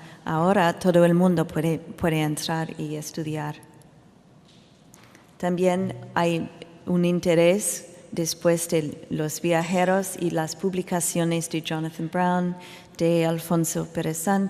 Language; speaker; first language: Spanish; non-native, fluent; English